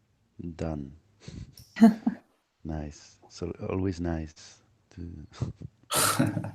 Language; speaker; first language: English; non-native, fluent; Spanish